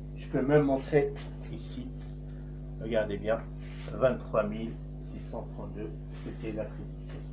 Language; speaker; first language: French; non-native, local second language; Arabic